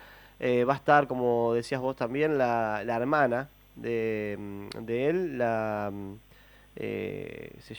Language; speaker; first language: Spanish; native; Spanish